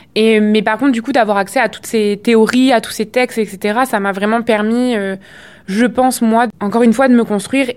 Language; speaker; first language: French; native; French